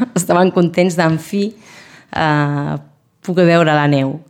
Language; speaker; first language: Catalan; non-native, local second language; Spanish